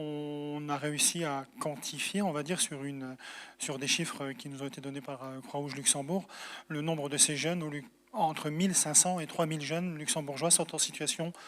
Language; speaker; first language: French; native; French